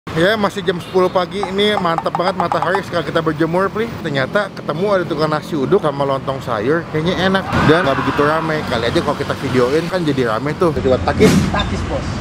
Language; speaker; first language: Indonesian; native; Indonesian